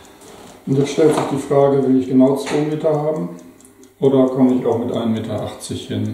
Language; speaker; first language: German; native; German